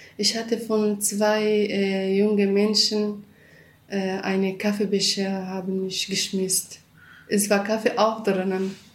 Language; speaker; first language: German; non-native, learner; Kurdish